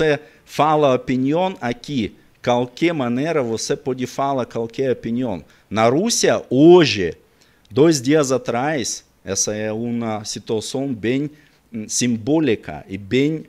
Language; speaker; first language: Portuguese; non-native, learner; Russian